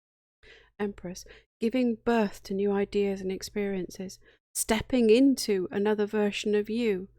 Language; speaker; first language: English; native; English